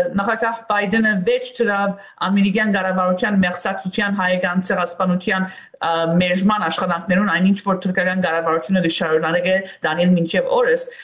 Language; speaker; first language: Armenian; early bilingual, heritage; Armenian